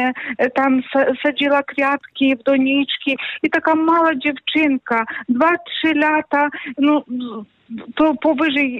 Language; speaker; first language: Polish; non-native, fluent; Ukrainian